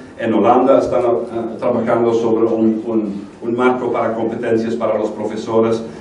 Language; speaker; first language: Spanish; non-native, fluent; Dutch